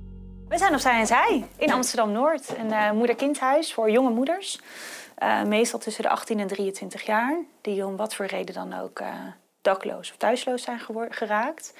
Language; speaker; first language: Dutch; native; Dutch